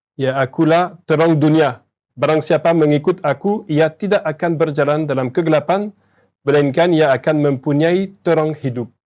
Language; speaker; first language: Indonesian; non-native, fluent; French